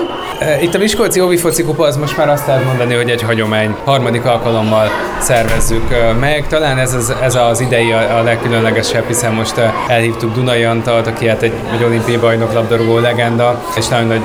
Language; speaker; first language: Hungarian; native; Hungarian